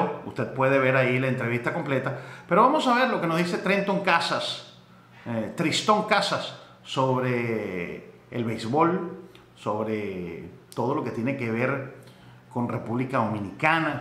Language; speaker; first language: Spanish; native; Spanish